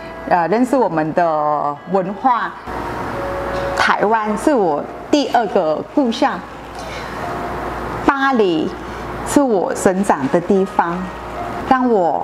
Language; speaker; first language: Chinese; non-native, fluent; Vietnamese